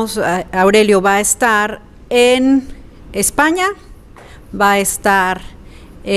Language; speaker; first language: Spanish; native; Spanish